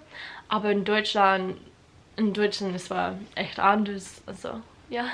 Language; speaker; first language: German; non-native, learner; English